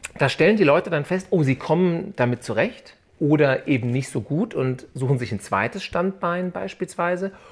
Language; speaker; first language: German; native; German